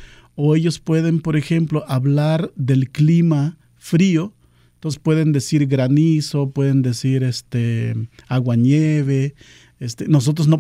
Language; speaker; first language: Spanish; non-native, local second language; Nahuatl languages